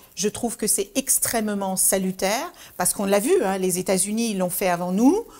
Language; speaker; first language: French; early bilingual, other home language; Kabuverdianu